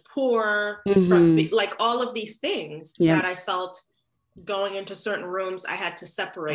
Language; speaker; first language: English; native; English